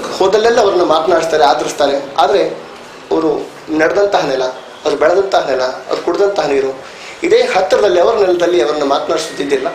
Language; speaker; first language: Kannada; native; Kannada